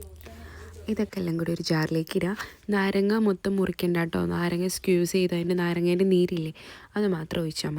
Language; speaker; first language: Malayalam; native; Malayalam